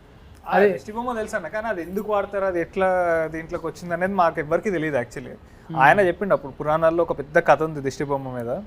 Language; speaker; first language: Telugu; native; Telugu